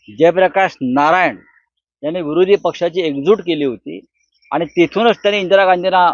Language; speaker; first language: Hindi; non-native, local second language; Marathi